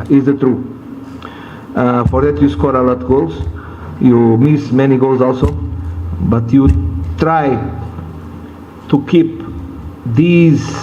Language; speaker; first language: English; non-native, learner; Portuguese